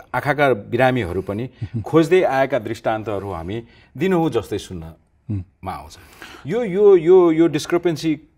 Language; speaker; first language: Nepali; native; Nepali